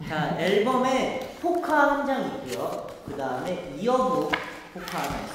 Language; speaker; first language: Korean; native; Korean